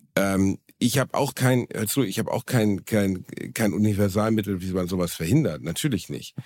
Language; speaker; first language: German; native; German